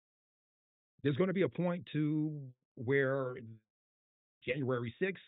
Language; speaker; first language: English; native; English